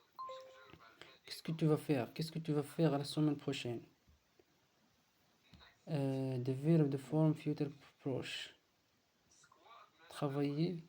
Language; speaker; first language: French; non-native, learner; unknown